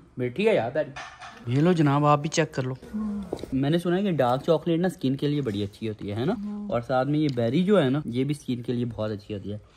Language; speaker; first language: Urdu; non-native, local second language; Punjabi